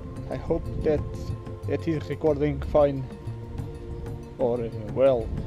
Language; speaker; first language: English; non-native, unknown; Portuguese